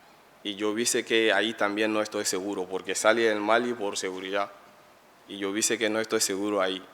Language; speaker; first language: Spanish; non-native, learner; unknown